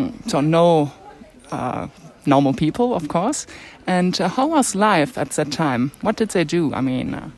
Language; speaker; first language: English; non-native, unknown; French